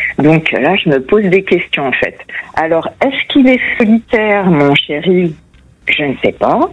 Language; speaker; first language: French; non-native, fluent; Portuguese